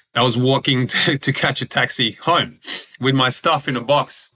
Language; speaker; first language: English; early bilingual, other home language; Croatian